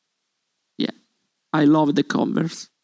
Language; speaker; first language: English; non-native, learner; Italian